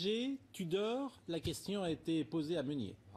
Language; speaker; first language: French; native; French